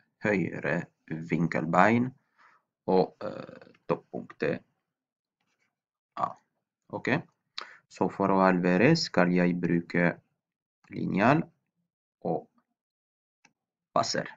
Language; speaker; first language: Norwegian; non-native, fluent; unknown